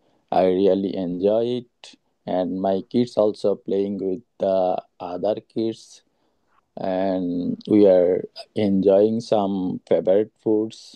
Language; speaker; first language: English; non-native, learner; Bangla